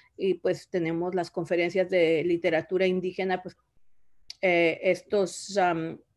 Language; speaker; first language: Spanish; early bilingual, other home language; Zapotec